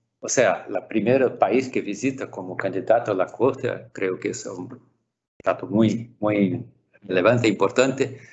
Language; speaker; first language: Spanish; non-native, fluent; Portuguese